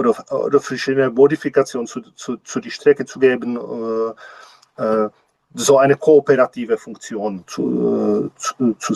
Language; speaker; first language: German; non-native, learner; Czech